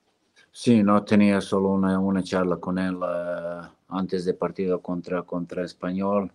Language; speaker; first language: Spanish; non-native, fluent; Serbian